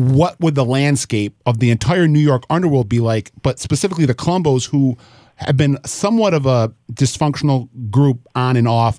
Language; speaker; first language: English; native; English